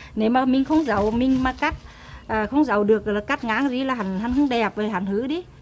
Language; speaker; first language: Vietnamese; non-native, local second language; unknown